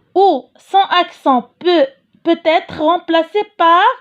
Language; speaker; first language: French; non-native, local second language; Arabic